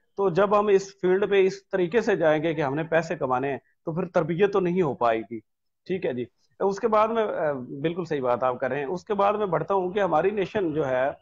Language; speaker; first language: Urdu; non-native, local second language; Punjabi